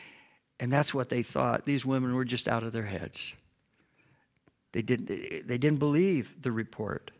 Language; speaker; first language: English; native; English